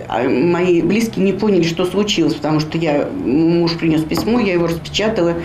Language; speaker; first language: Russian; native; Russian